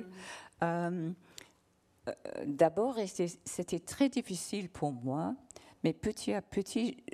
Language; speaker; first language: French; non-native, learner; English